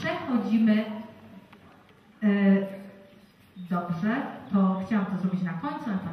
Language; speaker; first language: Polish; native; Polish